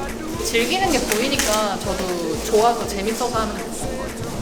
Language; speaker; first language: Korean; native; Korean